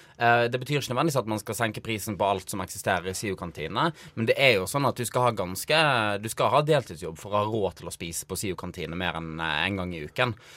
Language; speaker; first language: Norwegian; native; Norwegian